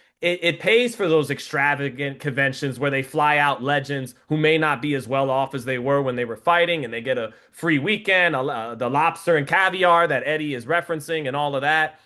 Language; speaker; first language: English; native; English